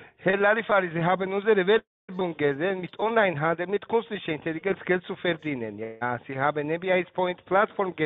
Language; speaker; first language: German; non-native, learner; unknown